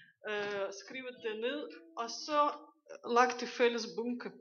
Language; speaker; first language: Danish; non-native, fluent; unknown